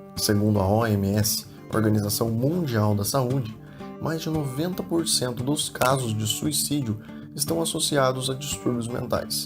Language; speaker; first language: Portuguese; native; Portuguese